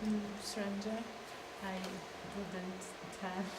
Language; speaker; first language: English; non-native, learner; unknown